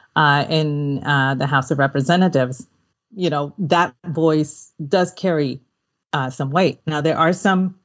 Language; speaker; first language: English; early bilingual, other home language; Spanish